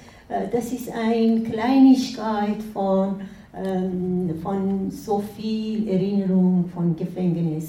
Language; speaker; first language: German; non-native, fluent; Persian